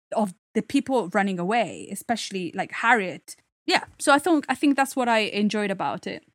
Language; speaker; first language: English; non-native, fluent; Italian